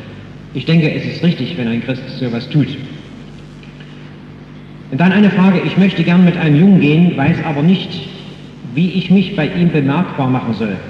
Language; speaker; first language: German; native; German